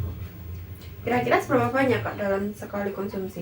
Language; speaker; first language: Indonesian; native; Indonesian